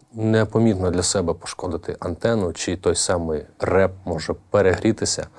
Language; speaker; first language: Ukrainian; native; Ukrainian